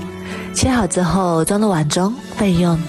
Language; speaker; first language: Chinese; native; Chinese